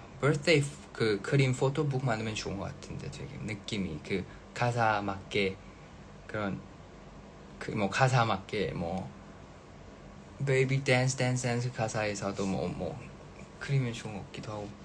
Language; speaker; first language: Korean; non-native, fluent; Thai